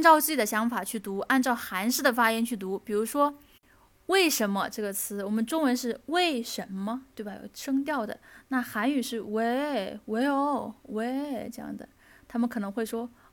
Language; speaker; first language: Chinese; native; Chinese